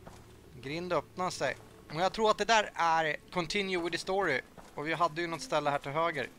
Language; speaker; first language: Swedish; native; Swedish